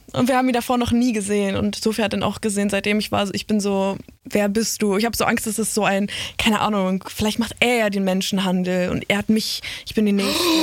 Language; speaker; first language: German; native; German